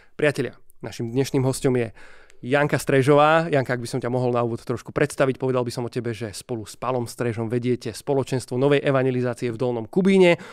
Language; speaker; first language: Slovak; native; Slovak